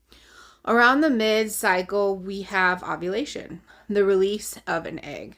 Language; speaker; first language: English; native; English